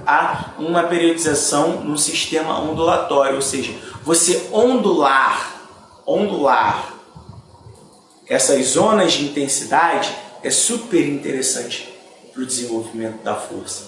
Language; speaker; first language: Portuguese; native; Portuguese